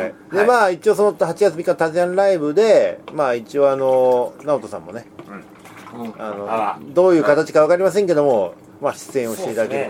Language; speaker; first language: Japanese; native; Japanese